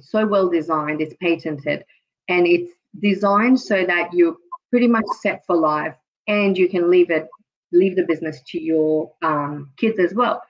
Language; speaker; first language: English; early bilingual, other home language; Persian